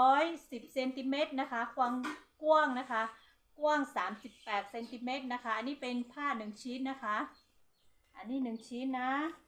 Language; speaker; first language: Thai; non-native, local second language; Hmong